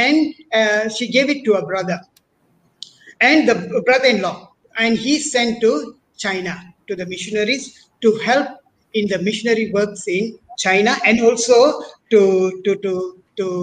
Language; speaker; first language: English; non-native, local second language; Tamil